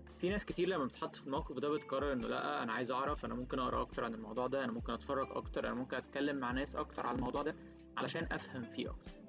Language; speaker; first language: Arabic; native; Arabic